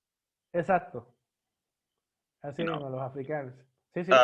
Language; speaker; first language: Spanish; native; Spanish